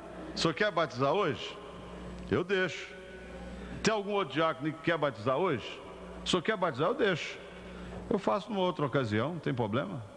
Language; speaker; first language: Portuguese; native; Portuguese